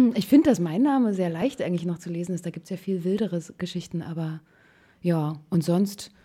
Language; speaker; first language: German; native; German